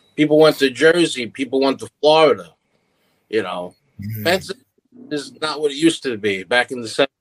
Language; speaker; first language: English; early bilingual, other home language; Italian